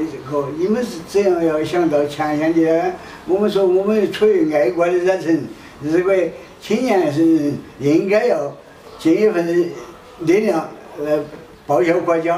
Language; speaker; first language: Chinese; non-native, local second language; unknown